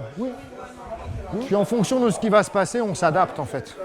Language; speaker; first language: French; native; French